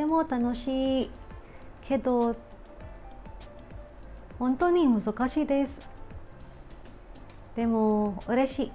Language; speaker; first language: Japanese; non-native, learner; Filipino